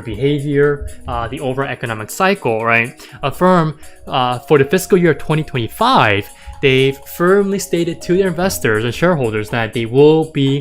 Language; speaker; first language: English; native; English